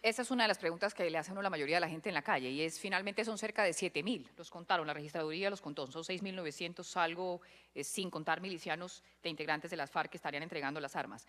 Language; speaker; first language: Spanish; native; Spanish